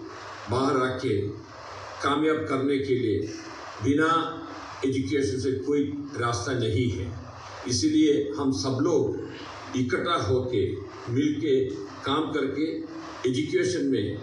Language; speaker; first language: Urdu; non-native, local second language; Malayalam